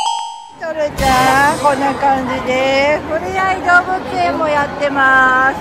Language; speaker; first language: Japanese; native; Japanese